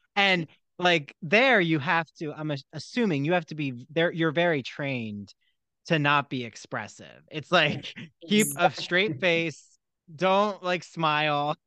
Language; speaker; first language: English; native; English